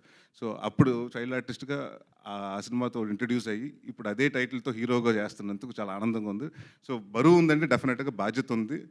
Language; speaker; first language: Telugu; native; Telugu